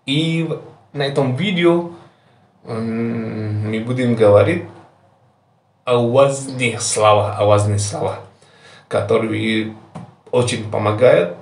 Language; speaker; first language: Russian; non-native, learner; Javanese